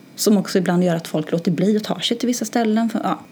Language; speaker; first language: Swedish; early bilingual, other home language; Arabic